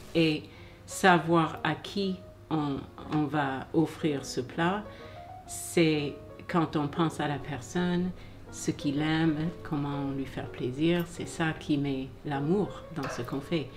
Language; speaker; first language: French; non-native, fluent; English